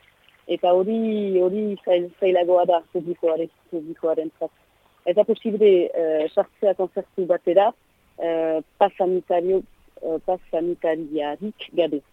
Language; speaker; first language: Basque; non-native, local second language; French